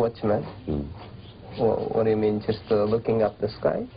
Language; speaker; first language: English; non-native, fluent; Japanese